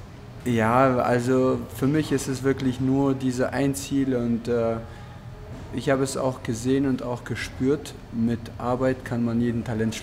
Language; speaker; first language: German; non-native, fluent; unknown